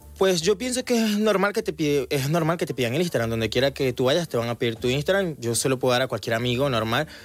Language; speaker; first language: Spanish; native; Spanish